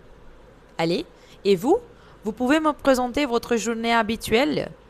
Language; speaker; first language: French; non-native, fluent; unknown